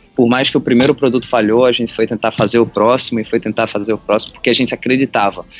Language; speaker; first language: Portuguese; native; Portuguese